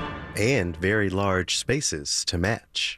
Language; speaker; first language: English; native; English